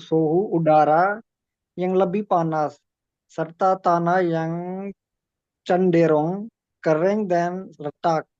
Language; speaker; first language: Indonesian; non-native, learner; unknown